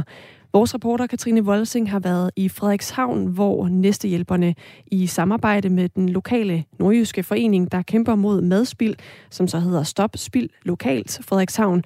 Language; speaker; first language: Danish; native; Danish